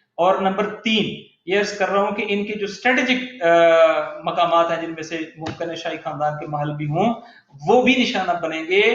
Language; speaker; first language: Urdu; non-native, local second language; Punjabi